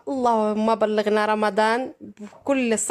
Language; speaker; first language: Arabic; native; Arabic